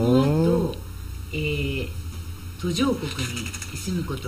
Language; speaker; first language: Japanese; native; Japanese